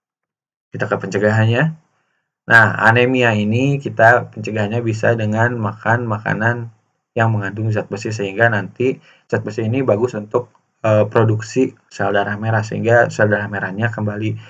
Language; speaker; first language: Indonesian; native; Indonesian